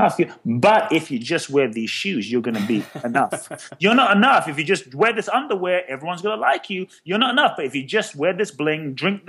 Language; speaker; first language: English; native; English